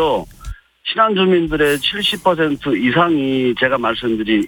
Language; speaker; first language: Korean; native; Korean